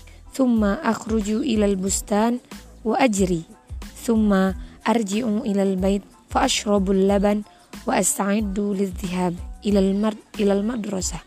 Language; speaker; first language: Arabic; non-native, learner; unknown